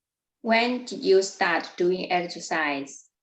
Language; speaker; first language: English; non-native, learner; Chinese